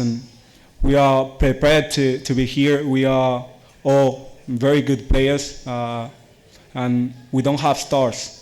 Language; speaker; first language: English; non-native, learner; Spanish